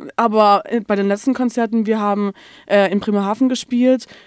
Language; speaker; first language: German; native; German